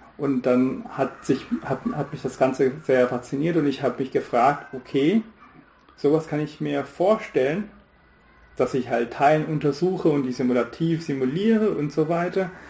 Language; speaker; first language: German; non-native, fluent; Hindi